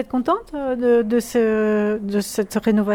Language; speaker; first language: French; native; French